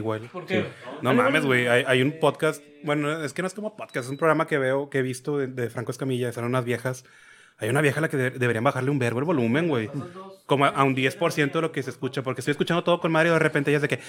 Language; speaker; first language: Spanish; native; Spanish